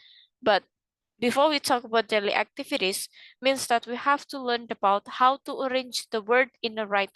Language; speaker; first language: English; non-native, fluent; Indonesian